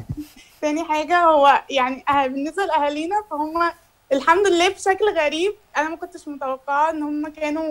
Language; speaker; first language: Arabic; native; Arabic